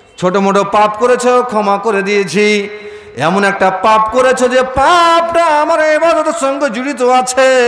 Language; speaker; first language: Bangla; non-native, fluent; Urdu